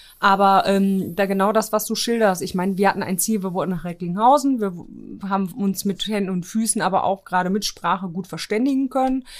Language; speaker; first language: German; early bilingual, other home language; Polish